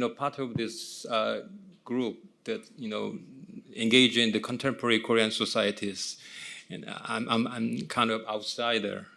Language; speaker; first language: English; non-native, fluent; Korean